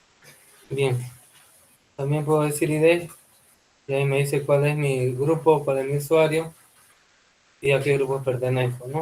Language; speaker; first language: Spanish; native; Spanish